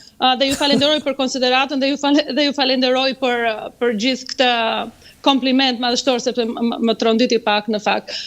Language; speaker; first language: Albanian; native; Albanian